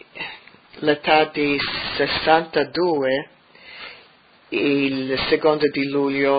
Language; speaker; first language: Italian; early bilingual, heritage; English